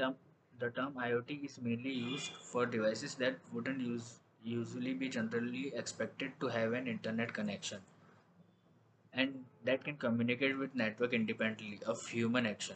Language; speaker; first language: English; non-native, local second language; Gujarati